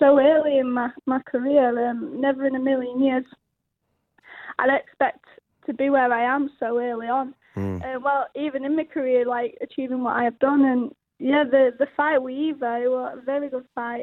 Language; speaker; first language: English; native; English